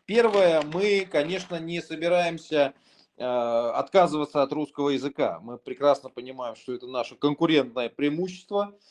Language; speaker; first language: Russian; native; Russian